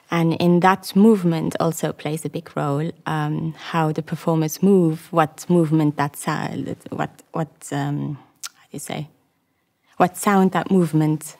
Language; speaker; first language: English; non-native, fluent; Luxembourgish